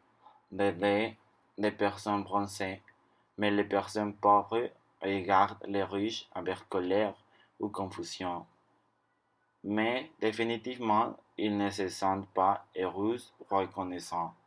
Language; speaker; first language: French; non-native, learner; Spanish